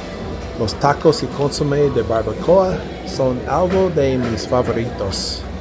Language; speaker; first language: Spanish; non-native, learner; English